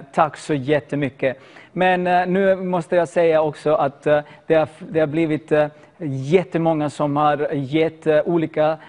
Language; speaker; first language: Swedish; non-native, fluent; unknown